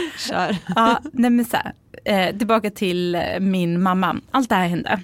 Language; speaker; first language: Swedish; early bilingual, other home language; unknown